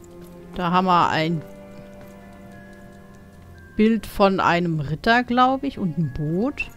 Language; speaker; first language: German; native; German